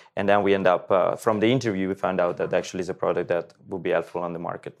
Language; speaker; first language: English; non-native, fluent; Italian